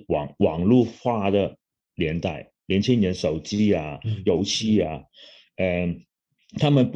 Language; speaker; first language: Chinese; non-native, local second language; Cantonese